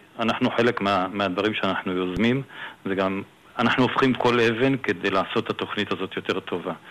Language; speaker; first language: Hebrew; native; Hebrew